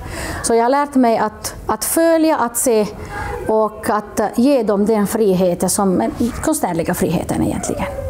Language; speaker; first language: Swedish; non-native, local second language; Finnish